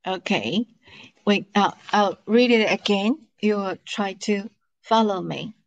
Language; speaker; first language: English; non-native, fluent; Chinese